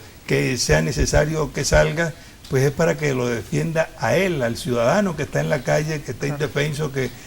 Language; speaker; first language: Spanish; native; Spanish